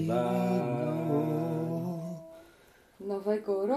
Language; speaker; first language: Polish; non-native, learner; French